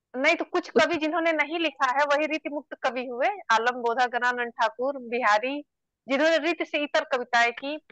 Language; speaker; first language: Hindi; native; Hindi